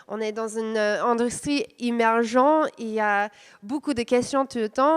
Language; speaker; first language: French; non-native, fluent; English